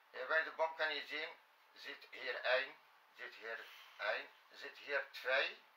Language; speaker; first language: Dutch; non-native, fluent; Arabic